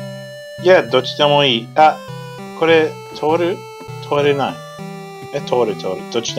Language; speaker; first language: Japanese; non-native, fluent; English